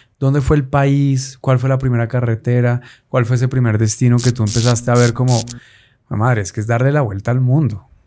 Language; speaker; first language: Spanish; native; Spanish